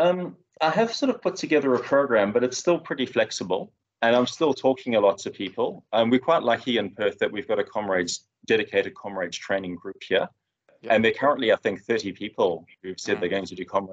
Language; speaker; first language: English; native; English